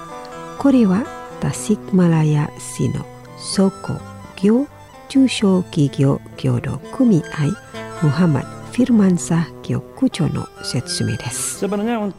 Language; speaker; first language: Japanese; non-native, learner; Indonesian